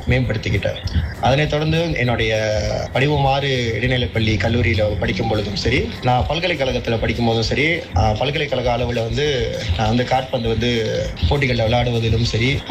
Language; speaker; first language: Tamil; early bilingual, heritage; Tamil